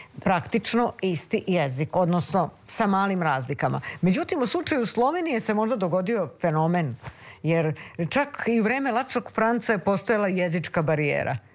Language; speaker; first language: Serbian; native; Serbian